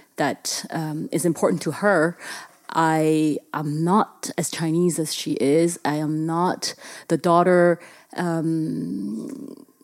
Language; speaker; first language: English; early bilingual, other home language; Chinese